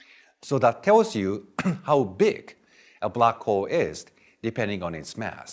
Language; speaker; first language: English; non-native, fluent; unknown